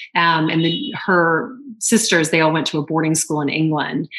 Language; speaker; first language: English; native; English